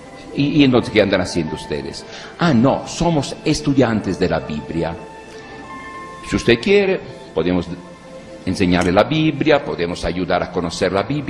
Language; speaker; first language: Spanish; non-native, fluent; Italian